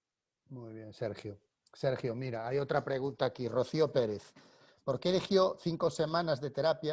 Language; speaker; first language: Spanish; native; Spanish